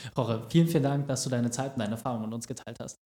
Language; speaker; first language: German; native; German